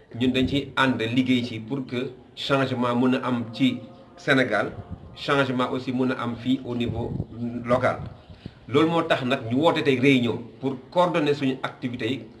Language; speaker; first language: Wolof; native; Wolof